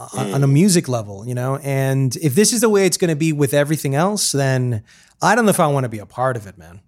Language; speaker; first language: English; early bilingual, other home language; Spanish